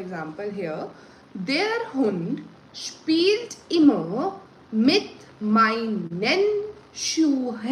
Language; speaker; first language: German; non-native, learner; Hindi